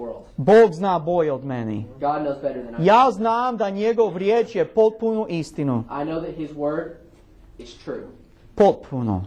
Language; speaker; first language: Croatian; non-native, learner; English